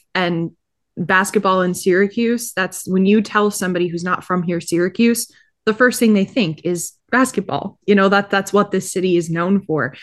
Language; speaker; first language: English; native; English